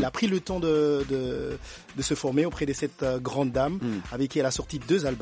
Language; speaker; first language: French; non-native, local second language; Lingala